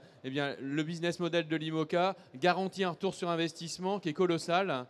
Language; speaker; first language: French; native; French